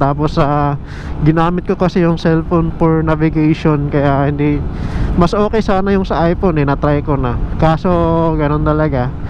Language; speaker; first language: Filipino; native; Filipino